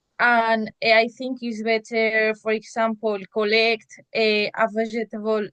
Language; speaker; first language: English; non-native, learner; Spanish